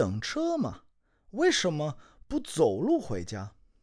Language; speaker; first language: Chinese; non-native, learner; English